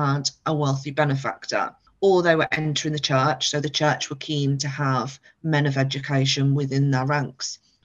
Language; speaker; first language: English; native; English